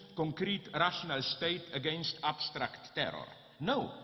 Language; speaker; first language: English; non-native, fluent; Slovenian